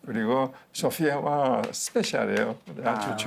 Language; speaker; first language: Korean; non-native, learner; Spanish